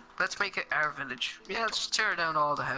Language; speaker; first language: English; native; English